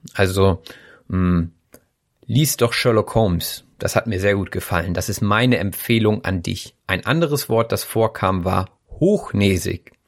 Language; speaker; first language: German; native; German